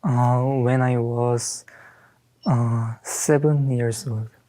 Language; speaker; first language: English; non-native, learner; Korean